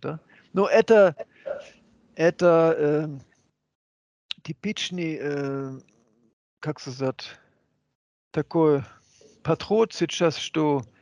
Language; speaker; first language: Russian; non-native, fluent; German